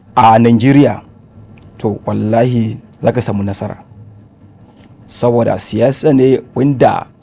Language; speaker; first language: Hausa; non-native, local second language; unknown